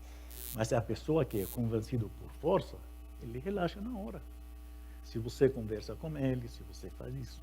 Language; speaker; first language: Portuguese; non-native, fluent; Arabic